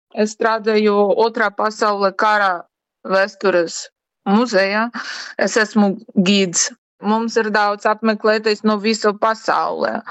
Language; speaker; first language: Latvian; non-native, learner; Ukrainian